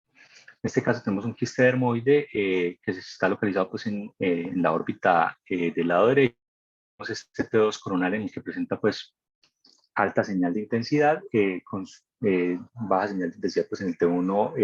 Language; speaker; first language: Spanish; native; Spanish